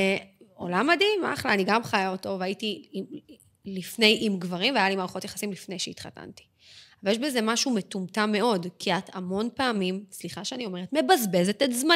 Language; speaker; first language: Hebrew; native; Hebrew